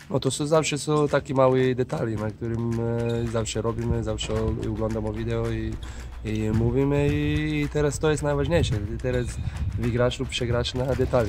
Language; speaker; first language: Polish; non-native, fluent; Slovenian